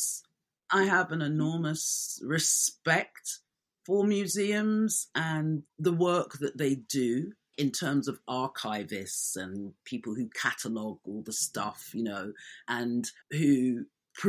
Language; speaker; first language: English; native; English